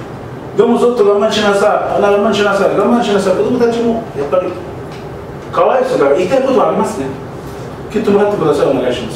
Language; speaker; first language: Japanese; non-native, learner; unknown